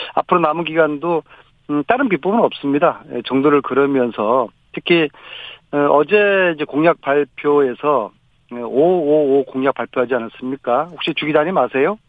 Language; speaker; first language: Korean; native; Korean